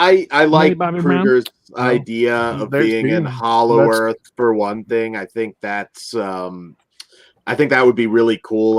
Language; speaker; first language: English; native; English